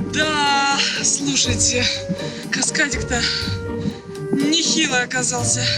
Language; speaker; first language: Russian; native; Russian